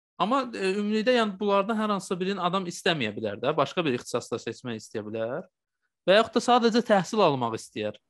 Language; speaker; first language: Azerbaijani; native; Azerbaijani